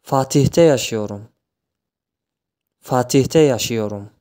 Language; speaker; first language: Turkish; non-native, fluent; Tajik